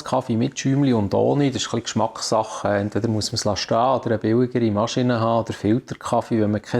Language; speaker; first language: German; native; German